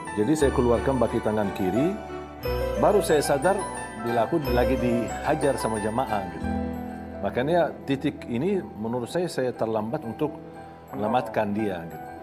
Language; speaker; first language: Indonesian; non-native, fluent; Arabic